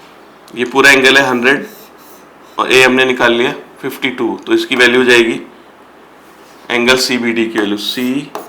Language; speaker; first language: Hindi; native; Hindi